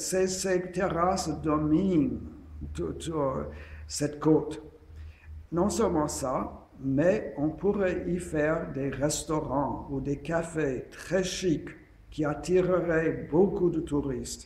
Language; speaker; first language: French; non-native, fluent; English